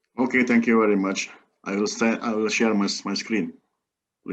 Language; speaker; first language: English; non-native, learner; Indonesian